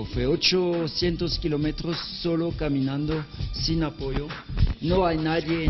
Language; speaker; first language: Spanish; non-native, learner; French